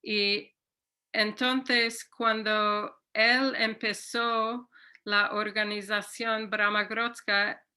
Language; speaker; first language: Spanish; non-native, fluent; English